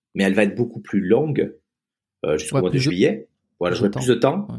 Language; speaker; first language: French; native; French